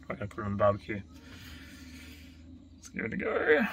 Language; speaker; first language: English; native; English